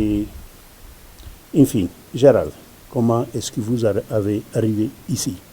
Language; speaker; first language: French; non-native, learner; Portuguese